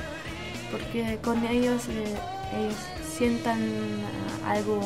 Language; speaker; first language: Spanish; non-native, learner; German